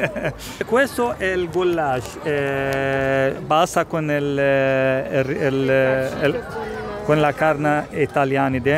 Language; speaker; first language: Italian; non-native, fluent; Arabic